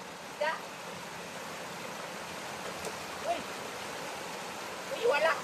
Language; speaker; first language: Cebuano; non-native, local second language; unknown